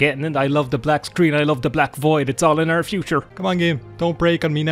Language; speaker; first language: English; native; English